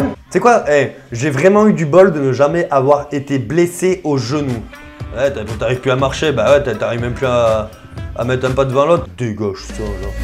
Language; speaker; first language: French; native; French